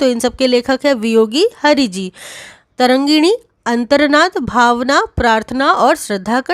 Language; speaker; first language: Hindi; native; Hindi